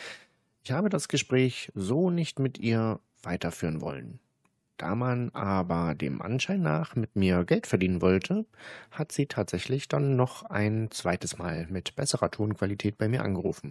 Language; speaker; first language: German; native; German